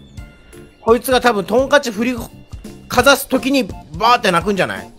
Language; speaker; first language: Japanese; native; Japanese